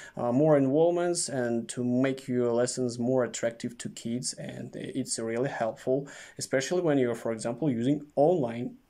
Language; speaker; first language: English; non-native, fluent; Russian